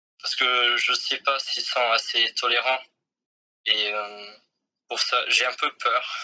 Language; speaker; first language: French; non-native, fluent; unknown